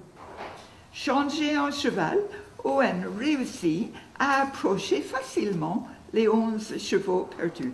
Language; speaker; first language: French; non-native, fluent; English